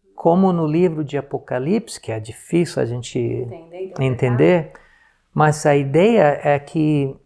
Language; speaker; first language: Portuguese; non-native, fluent; English